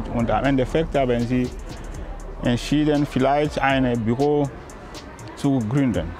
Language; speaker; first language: German; non-native, fluent; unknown